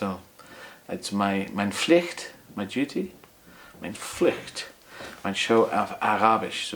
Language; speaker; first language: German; non-native, learner; English